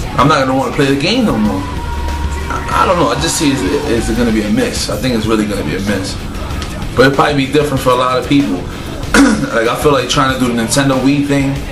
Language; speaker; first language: English; native; English